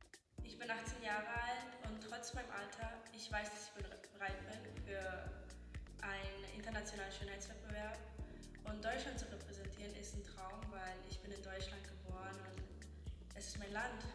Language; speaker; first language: German; early bilingual, heritage; German